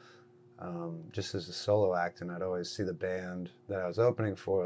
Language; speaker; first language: English; native; English